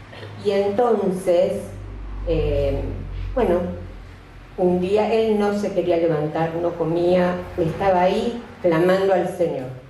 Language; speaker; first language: Spanish; native; Spanish